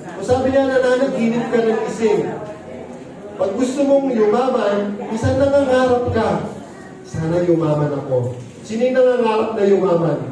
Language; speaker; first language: Filipino; non-native, local second language; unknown